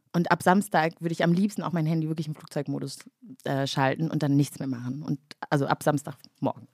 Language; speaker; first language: German; early bilingual, other home language; Kinyarwanda